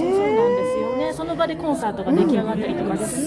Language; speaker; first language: Japanese; native; Japanese